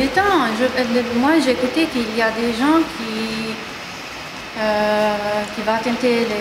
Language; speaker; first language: French; non-native, fluent; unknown